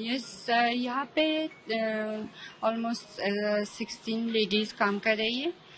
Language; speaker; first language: Hindi; non-native, fluent; Persian